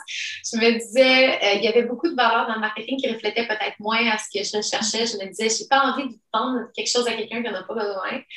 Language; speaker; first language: French; early bilingual, other home language; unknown